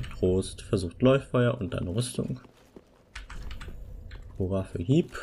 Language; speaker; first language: German; native; German